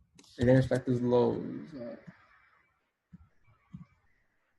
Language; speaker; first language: English; native; English